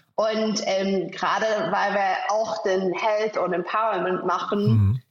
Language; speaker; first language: German; non-native, fluent; English